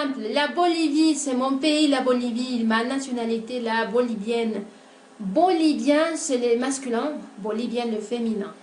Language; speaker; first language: French; non-native, fluent; Spanish